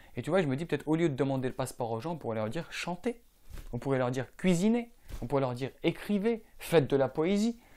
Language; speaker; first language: French; non-native, local second language; Arabic